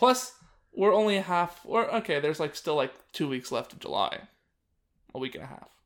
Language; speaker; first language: English; native; English